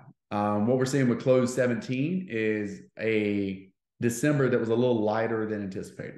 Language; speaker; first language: English; native; English